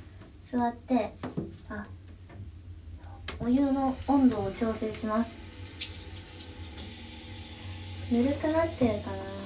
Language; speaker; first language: Japanese; native; Japanese